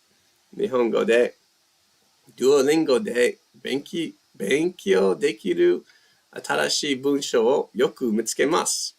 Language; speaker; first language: Japanese; non-native, learner; English